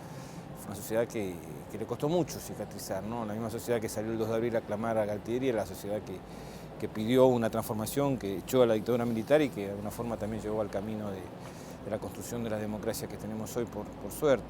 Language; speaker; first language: Spanish; native; Spanish